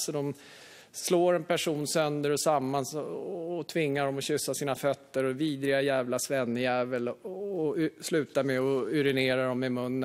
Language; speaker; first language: Swedish; native; Swedish